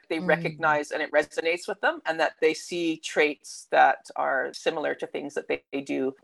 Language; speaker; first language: English; native; English